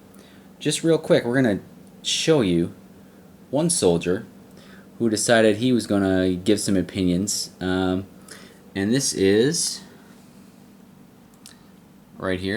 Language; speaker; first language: English; native; English